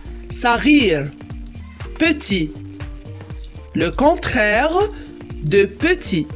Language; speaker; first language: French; non-native, local second language; Arabic